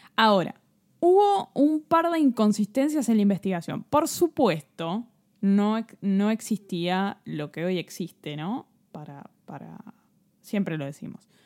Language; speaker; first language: Spanish; native; Spanish